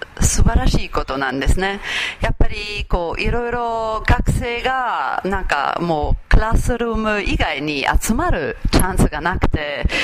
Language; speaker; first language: Japanese; non-native, fluent; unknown